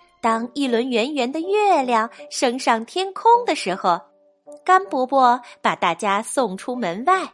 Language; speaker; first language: Chinese; native; Chinese